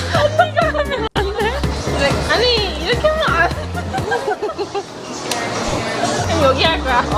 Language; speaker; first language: Korean; early bilingual, heritage; English